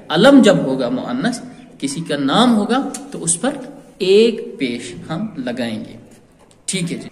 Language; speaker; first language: Urdu; native; Urdu